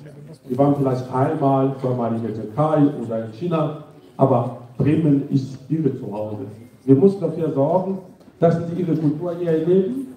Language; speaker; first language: German; non-native, fluent; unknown